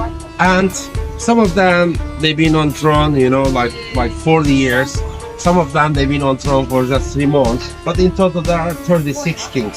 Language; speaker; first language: English; non-native, fluent; Turkish